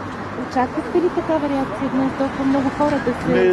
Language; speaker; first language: Bulgarian; native; Bulgarian